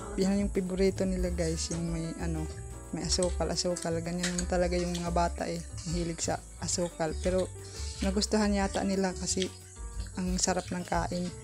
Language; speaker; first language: Filipino; non-native, local second language; Surigaonon